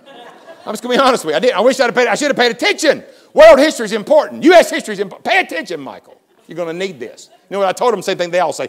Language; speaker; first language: English; native; English